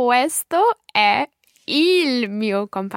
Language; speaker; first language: Italian; non-native, learner; English